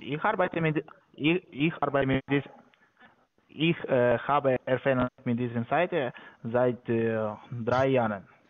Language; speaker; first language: German; non-native, learner; Latvian